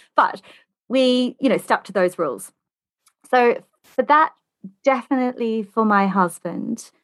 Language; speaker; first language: English; native; English